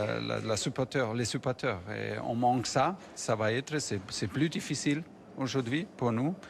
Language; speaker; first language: French; non-native, fluent; German